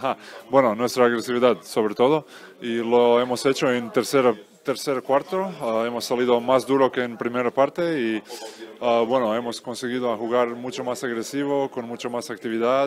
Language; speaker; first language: Spanish; non-native, fluent; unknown